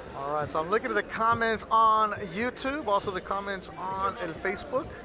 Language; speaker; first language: English; early bilingual, other home language; Spanish